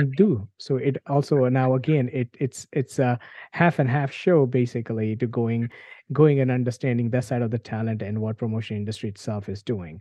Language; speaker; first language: English; non-native, local second language; Gujarati